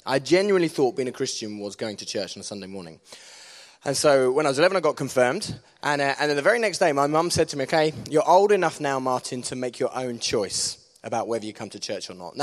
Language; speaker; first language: English; native; English